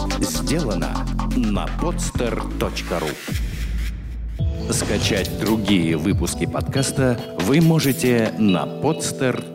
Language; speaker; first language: Russian; native; Russian